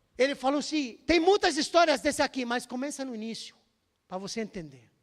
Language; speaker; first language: Portuguese; non-native, fluent; Arabic